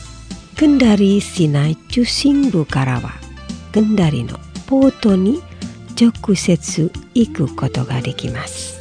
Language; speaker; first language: Japanese; non-native, fluent; Indonesian